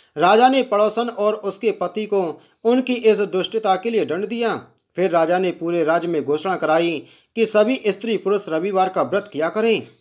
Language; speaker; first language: Hindi; native; Hindi